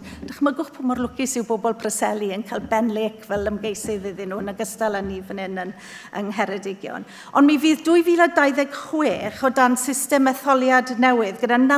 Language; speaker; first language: Welsh; native; Welsh